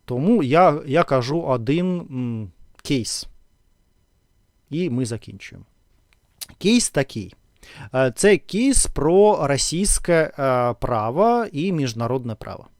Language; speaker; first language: Ukrainian; non-native, learner; Russian